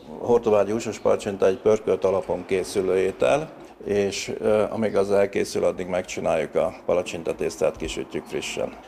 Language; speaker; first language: Hungarian; native; Hungarian